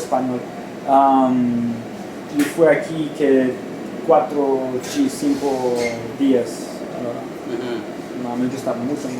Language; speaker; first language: Spanish; non-native, learner; Romanian